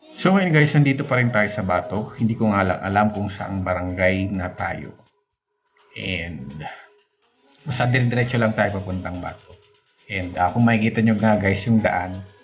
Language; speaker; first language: Filipino; non-native, local second language; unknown